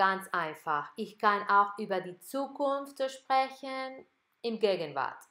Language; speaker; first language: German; non-native, fluent; Spanish